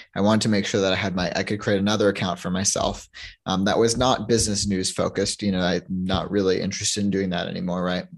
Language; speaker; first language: English; native; English